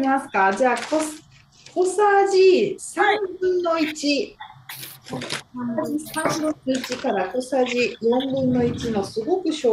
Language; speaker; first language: Japanese; native; Japanese